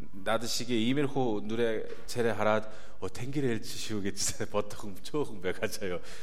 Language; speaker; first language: Mongolian; non-native, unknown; Korean